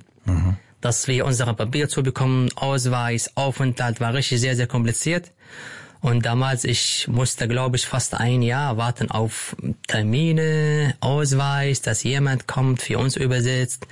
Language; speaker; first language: German; non-native, fluent; Arabic